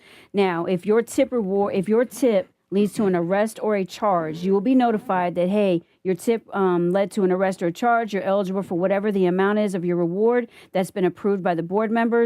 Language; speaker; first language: English; native; English